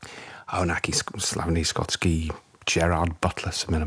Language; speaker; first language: Czech; non-native, fluent; English